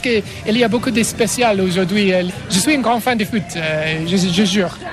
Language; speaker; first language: French; non-native, learner; English